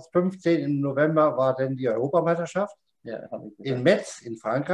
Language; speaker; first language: German; native; German